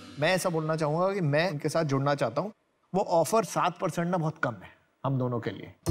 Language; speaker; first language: Hindi; native; Hindi